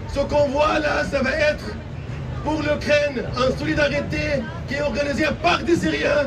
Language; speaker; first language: French; non-native, fluent; Arabic